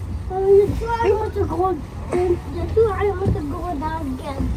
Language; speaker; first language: Swedish; early bilingual, other home language; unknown